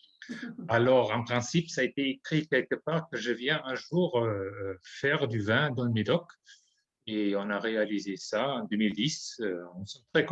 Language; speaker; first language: French; non-native, fluent; German